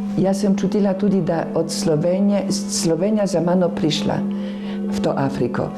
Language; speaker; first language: Slovenian; non-native, fluent; Polish